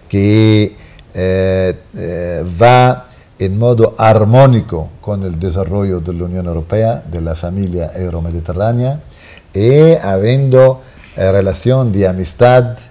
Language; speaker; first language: Spanish; non-native, fluent; Arabic